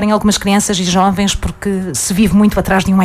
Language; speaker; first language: Portuguese; native; Portuguese